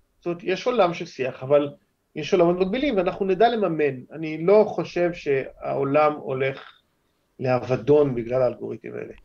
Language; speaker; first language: Hebrew; native; Hebrew